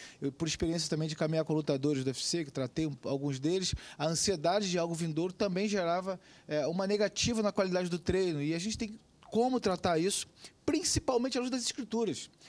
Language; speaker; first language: Portuguese; native; Portuguese